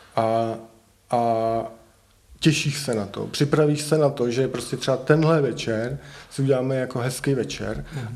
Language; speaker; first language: Czech; native; Czech